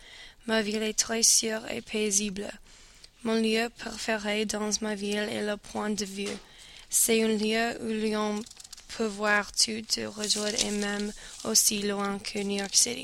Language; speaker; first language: French; non-native, learner; English